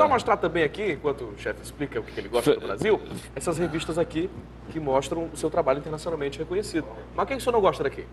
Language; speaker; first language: Portuguese; native; Portuguese